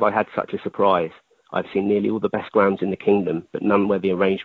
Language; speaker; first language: English; native; English